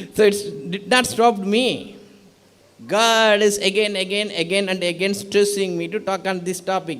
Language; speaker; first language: English; non-native, local second language; Tamil